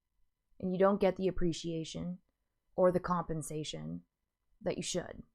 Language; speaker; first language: English; native; English